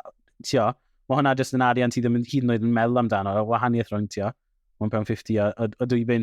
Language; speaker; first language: Welsh; native; Welsh